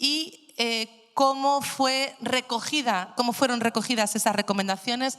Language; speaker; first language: Spanish; native; Spanish